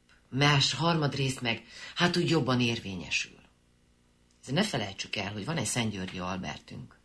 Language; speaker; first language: Hungarian; native; Hungarian